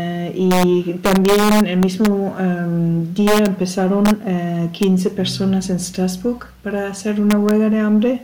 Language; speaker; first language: Spanish; non-native, fluent; German